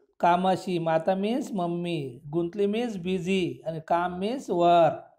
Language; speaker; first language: Marathi; non-native, local second language; Urdu